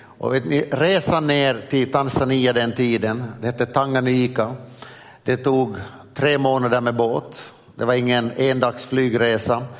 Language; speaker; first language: Swedish; native; Swedish